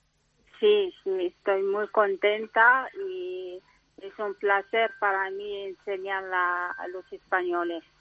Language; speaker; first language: Spanish; non-native, learner; Arabic